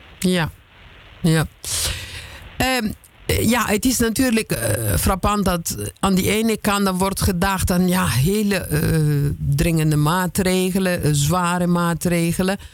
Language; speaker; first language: Dutch; non-native, fluent; Italian